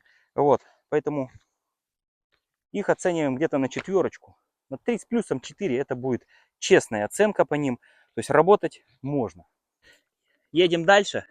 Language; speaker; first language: Russian; native; Russian